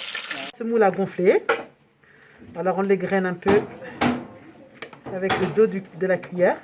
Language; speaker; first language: French; native; French